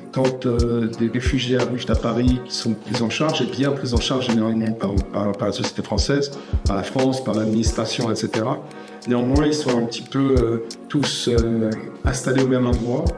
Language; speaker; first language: French; native; French